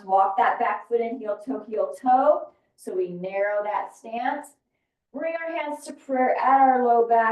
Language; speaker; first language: English; native; English